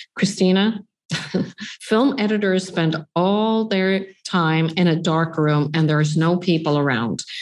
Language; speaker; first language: English; non-native, fluent; Swedish